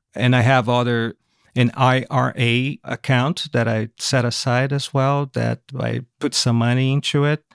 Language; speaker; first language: English; non-native, fluent; Portuguese